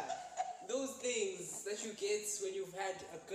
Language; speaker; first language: English; non-native, local second language; Zulu